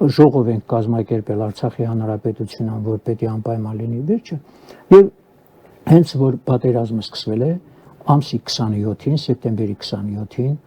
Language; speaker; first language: Armenian; native; Armenian